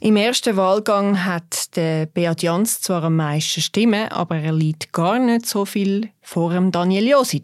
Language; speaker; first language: German; native; German